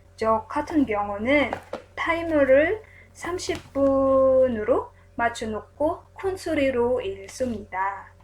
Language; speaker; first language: Korean; non-native, learner; Filipino